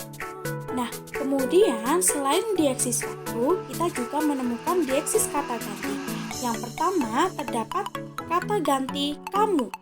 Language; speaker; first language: Indonesian; native; Indonesian